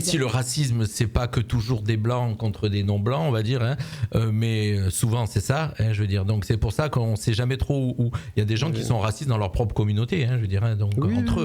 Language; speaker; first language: French; native; French